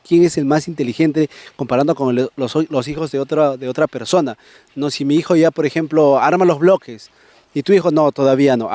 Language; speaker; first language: Spanish; native; Spanish